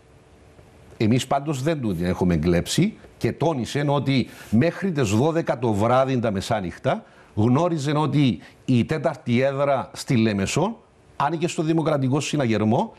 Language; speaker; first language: Greek; native; Greek